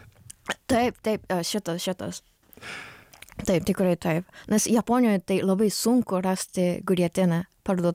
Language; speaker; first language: Lithuanian; non-native, learner; Japanese